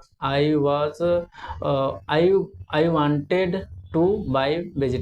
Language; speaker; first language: English; non-native, learner; Hindi